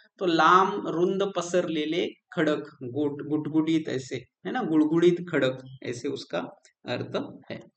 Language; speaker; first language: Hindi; non-native, local second language; Marathi